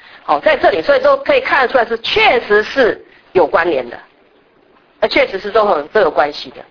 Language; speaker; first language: Chinese; native; Chinese